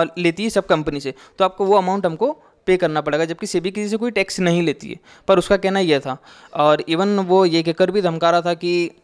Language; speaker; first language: Hindi; native; Hindi